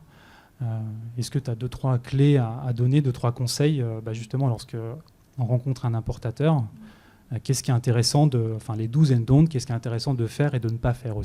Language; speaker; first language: French; native; French